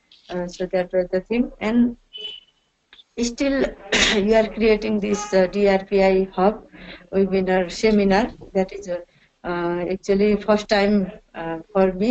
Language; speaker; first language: English; non-native, learner; Nepali